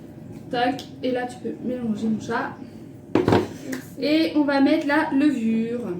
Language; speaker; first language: French; native; French